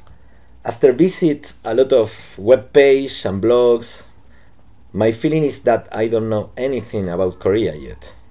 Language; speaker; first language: English; non-native, local second language; Spanish